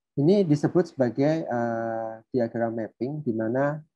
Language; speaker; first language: Indonesian; native; Indonesian